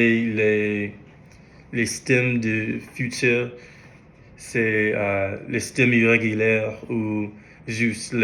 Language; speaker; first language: French; non-native, learner; English